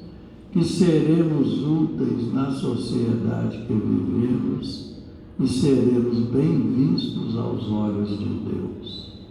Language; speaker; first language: Portuguese; native; Portuguese